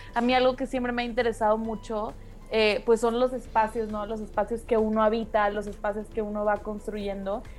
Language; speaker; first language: Spanish; native; Spanish